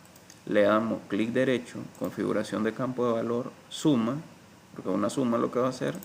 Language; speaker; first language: Spanish; native; Spanish